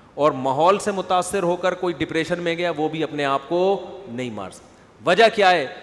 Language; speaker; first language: Urdu; native; Urdu